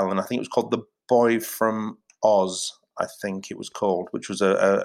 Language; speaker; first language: English; native; English